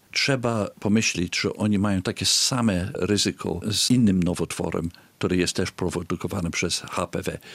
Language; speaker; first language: Polish; early bilingual, heritage; Polish